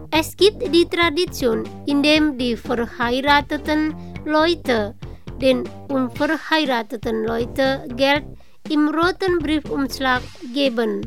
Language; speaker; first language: German; non-native, learner; Indonesian